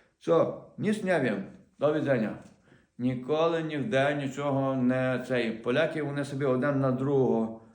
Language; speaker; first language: Polish; non-native, learner; Ukrainian